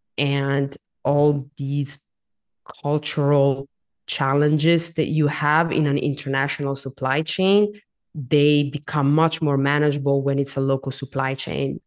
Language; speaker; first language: English; non-native, fluent; Italian